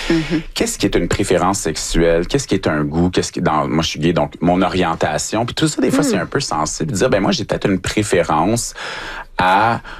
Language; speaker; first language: French; native; French